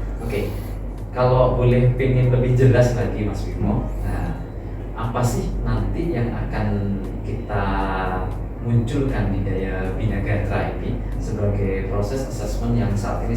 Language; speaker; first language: Indonesian; non-native, local second language; Javanese